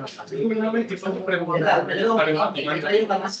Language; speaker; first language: Italian; non-native, learner; Spanish